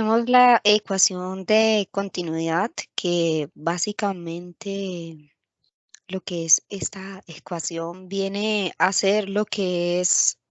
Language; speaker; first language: Spanish; native; Spanish